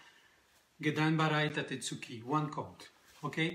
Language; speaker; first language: English; non-native, learner; French